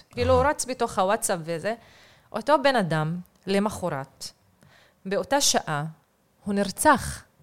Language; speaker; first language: Hebrew; non-native, local second language; Arabic